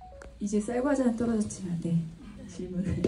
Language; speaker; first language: Korean; native; Korean